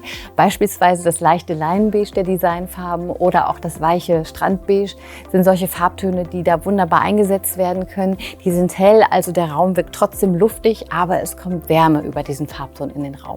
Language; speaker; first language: German; native; German